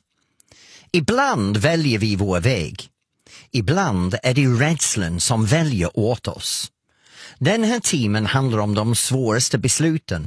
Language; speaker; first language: Swedish; non-native, fluent; English